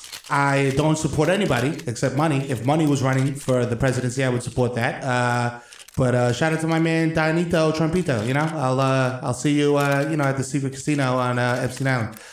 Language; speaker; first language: English; native; English